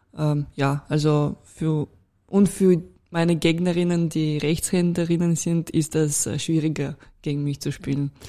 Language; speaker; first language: German; non-native, fluent; Russian